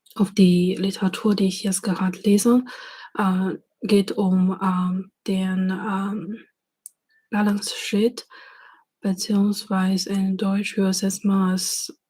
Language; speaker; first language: German; non-native, fluent; Chinese